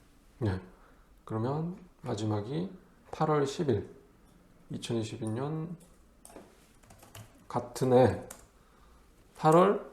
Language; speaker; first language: Korean; native; Korean